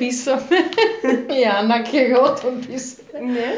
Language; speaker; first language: Greek; non-native, learner; German